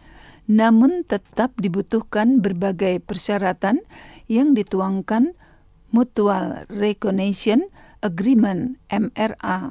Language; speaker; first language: Indonesian; native; Indonesian